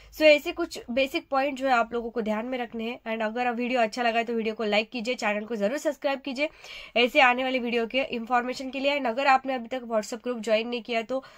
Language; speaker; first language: Hindi; native; Hindi